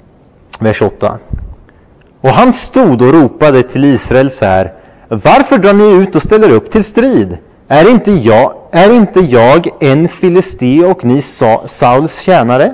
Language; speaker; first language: Swedish; non-native, fluent; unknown